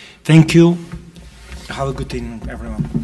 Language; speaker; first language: English; non-native, fluent; Russian